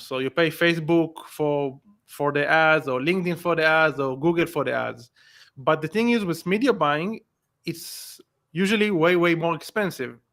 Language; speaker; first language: English; non-native, fluent; Hebrew